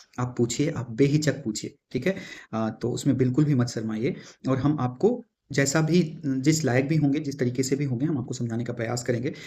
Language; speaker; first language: Hindi; native; Hindi